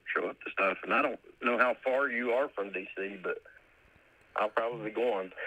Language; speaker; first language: English; native; English